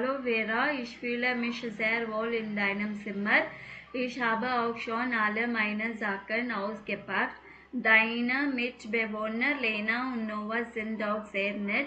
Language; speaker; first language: German; non-native, fluent; Tamil